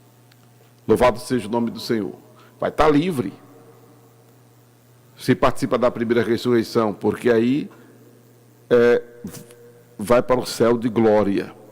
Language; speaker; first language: Portuguese; native; Portuguese